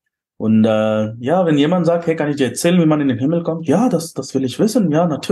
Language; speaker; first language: German; non-native, fluent; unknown